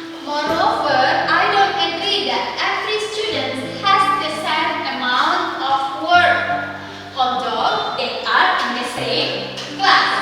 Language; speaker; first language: English; non-native, fluent; Indonesian